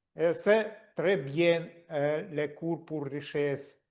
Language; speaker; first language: French; non-native, learner; Russian